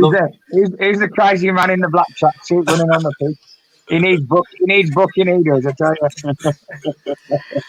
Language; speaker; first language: English; native; English